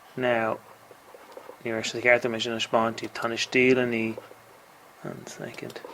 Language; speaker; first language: Irish; native; Irish